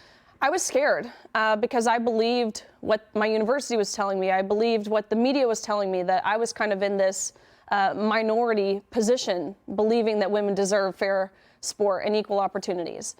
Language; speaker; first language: English; native; English